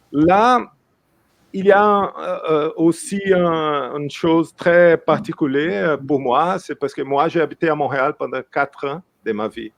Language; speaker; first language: French; non-native, fluent; Portuguese